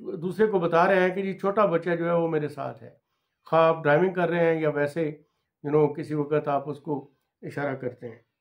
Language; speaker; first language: Urdu; non-native, local second language; Punjabi